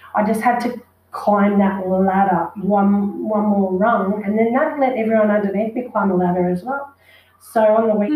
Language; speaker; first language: English; native; English